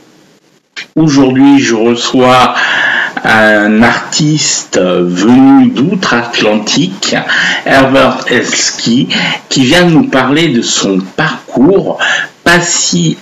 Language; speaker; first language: French; native; French